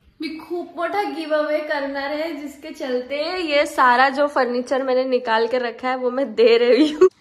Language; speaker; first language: Hindi; non-native, local second language; Marathi